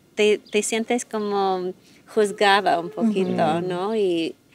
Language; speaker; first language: Spanish; non-native, fluent; English